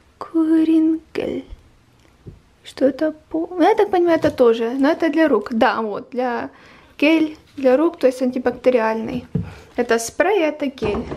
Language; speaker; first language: Russian; native; Russian